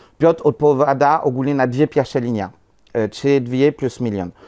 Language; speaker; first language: Polish; non-native, learner; French